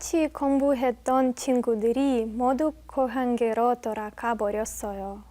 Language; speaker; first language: Korean; non-native, learner; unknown